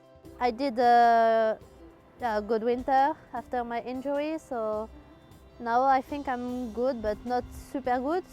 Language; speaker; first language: English; non-native, fluent; French